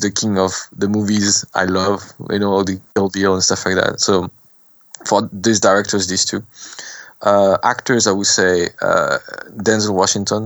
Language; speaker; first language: English; non-native, fluent; French